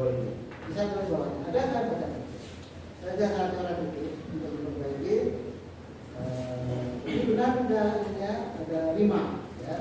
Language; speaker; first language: Indonesian; native; Indonesian